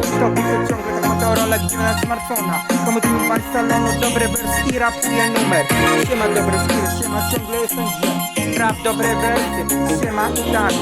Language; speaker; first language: Polish; native; Polish